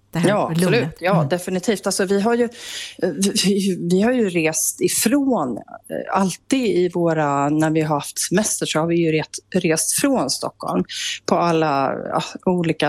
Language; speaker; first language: Swedish; native; Swedish